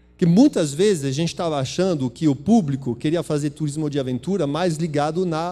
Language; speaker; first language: Portuguese; non-native, fluent; French